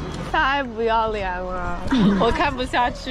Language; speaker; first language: Chinese; native; Chinese